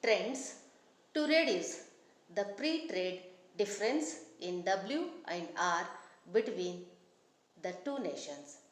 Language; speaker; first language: English; non-native, local second language; Kannada